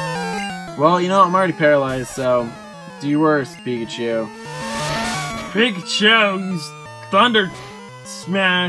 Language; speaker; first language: English; native; English